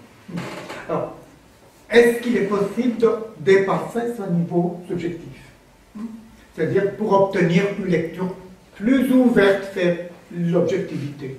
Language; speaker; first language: French; non-native, fluent; Armenian